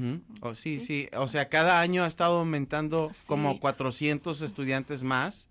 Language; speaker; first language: Spanish; native; Spanish